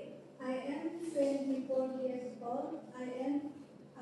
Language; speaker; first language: English; non-native, learner; Indonesian